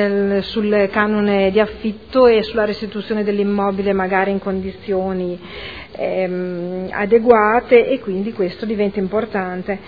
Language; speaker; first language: Italian; native; Italian